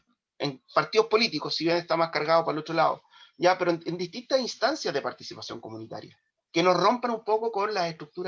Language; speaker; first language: Spanish; native; Spanish